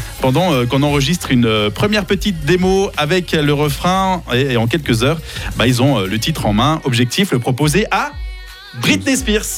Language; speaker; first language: French; native; French